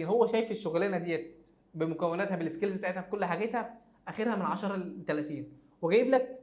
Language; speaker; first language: Arabic; native; Arabic